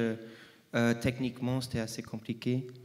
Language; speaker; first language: French; non-native, fluent; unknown